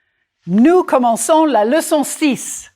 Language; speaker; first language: French; non-native, fluent; English